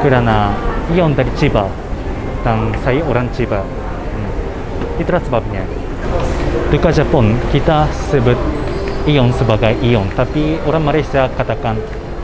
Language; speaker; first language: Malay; non-native, learner; Japanese